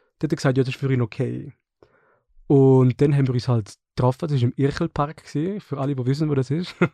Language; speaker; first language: German; early bilingual, other home language; Serbian